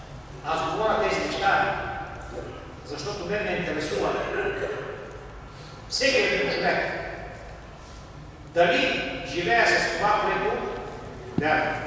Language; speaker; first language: Bulgarian; non-native, local second language; Turkish